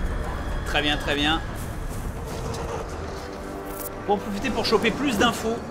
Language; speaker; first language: French; native; French